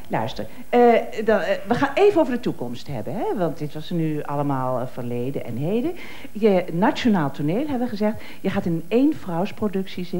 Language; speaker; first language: Dutch; native; Dutch